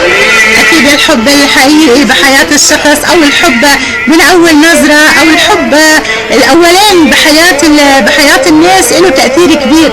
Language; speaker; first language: Arabic; native; Arabic